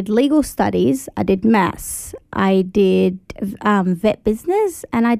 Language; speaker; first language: English; early bilingual, other home language; Arabic